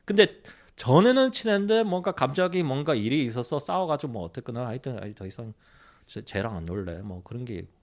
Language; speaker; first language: Korean; early bilingual, heritage; Korean